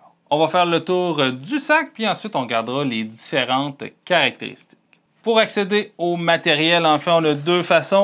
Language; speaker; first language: French; native; French